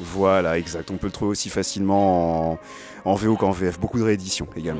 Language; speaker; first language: French; native; French